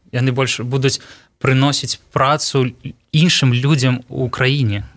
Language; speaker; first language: Belarusian; non-native, local second language; Russian